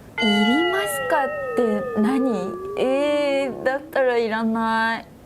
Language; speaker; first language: Japanese; native; Japanese